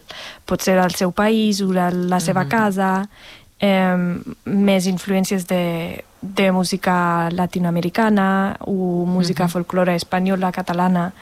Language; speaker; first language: Catalan; non-native, fluent; German